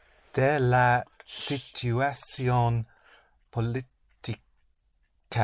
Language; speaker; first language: Spanish; non-native, learner; English